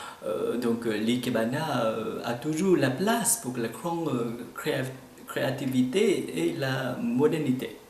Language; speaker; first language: French; non-native, fluent; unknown